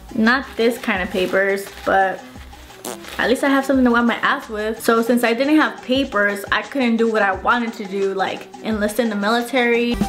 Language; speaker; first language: English; early bilingual, other home language; Spanish